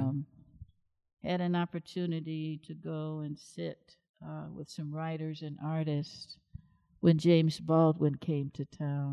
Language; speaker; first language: English; native; English